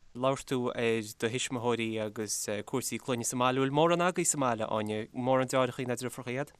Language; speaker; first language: Irish; native; Irish